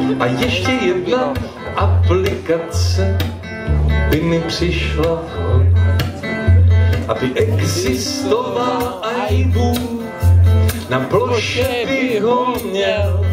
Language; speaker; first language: Czech; native; Czech